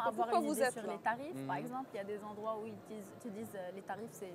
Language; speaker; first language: French; non-native, local second language; Arabic